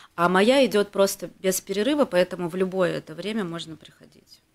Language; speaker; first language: Russian; native; Russian